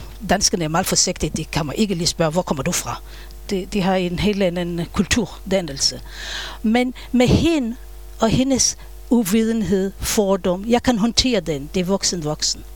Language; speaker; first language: Danish; non-native, fluent; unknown